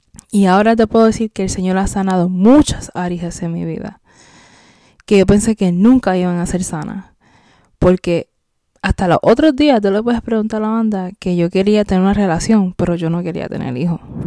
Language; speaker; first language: Spanish; native; Spanish